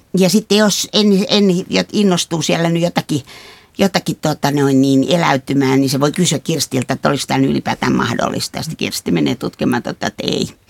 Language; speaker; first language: Finnish; native; Finnish